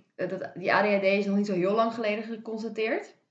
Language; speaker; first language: Dutch; native; Dutch